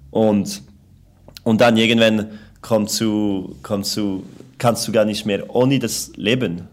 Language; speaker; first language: German; non-native, local second language; French